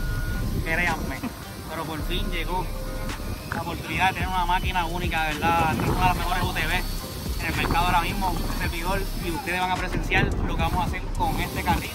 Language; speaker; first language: Spanish; native; Spanish